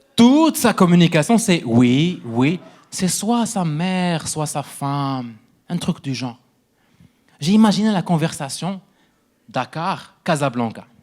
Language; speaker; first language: French; non-native, local second language; Arabic